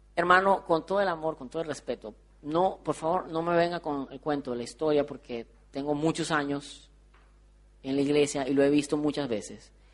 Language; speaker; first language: Spanish; native; Spanish